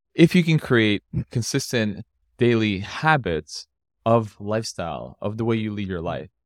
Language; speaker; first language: English; native; English